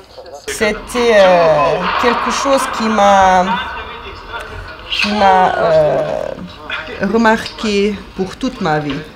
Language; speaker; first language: French; non-native, fluent; Bosnian